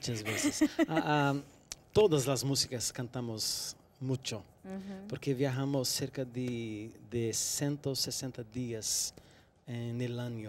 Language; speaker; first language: Spanish; non-native, fluent; Portuguese